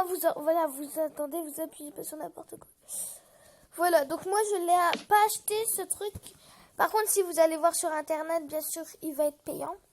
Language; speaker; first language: French; native; French